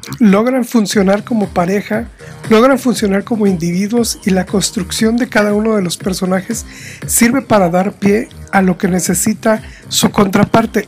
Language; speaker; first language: Spanish; native; Spanish